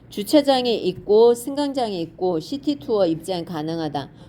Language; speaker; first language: Korean; native; Korean